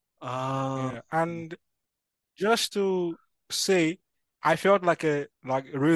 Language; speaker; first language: English; non-native, local second language; Yoruba